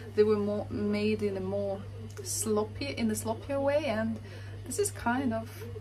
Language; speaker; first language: English; non-native, fluent; Russian